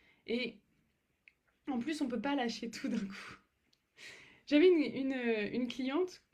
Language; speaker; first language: French; native; French